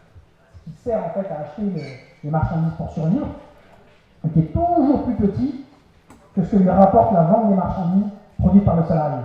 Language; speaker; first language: French; native; French